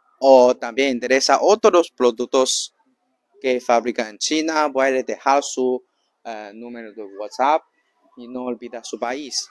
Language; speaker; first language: Spanish; non-native, learner; Chinese